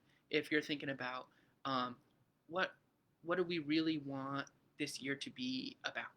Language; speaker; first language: English; native; English